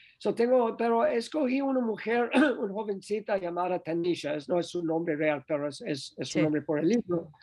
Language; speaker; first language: Spanish; non-native, learner; English